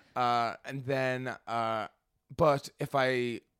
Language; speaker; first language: English; native; English